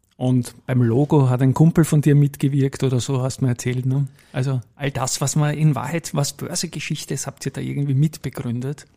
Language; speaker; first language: German; native; German